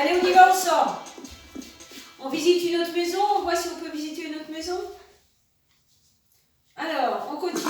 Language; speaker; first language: French; native; French